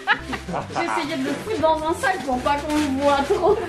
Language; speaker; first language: French; native; French